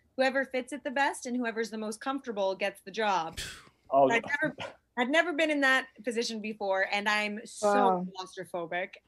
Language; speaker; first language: English; native; English